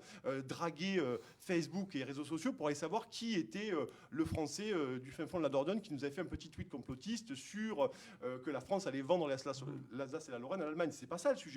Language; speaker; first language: French; native; French